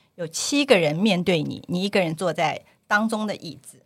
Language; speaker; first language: Chinese; native; Chinese